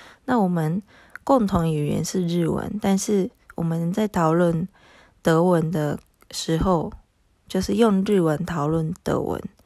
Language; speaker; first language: Chinese; non-native, fluent; Japanese